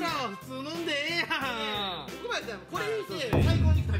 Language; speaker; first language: Japanese; native; Japanese